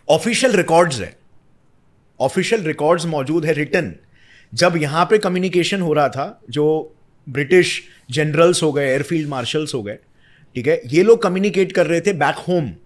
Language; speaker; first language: Hindi; native; Hindi